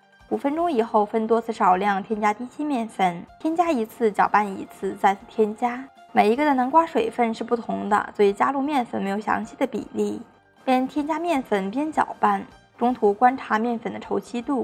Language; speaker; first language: Chinese; native; Chinese